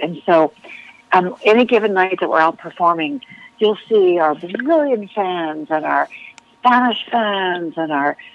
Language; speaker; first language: English; native; English